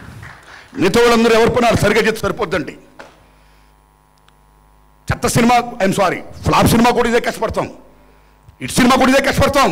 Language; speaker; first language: Telugu; native; Telugu